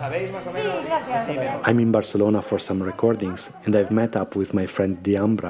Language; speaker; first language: English; non-native, fluent; Italian